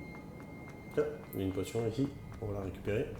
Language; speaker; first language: French; native; French